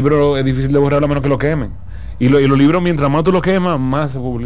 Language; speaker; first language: Spanish; native; Spanish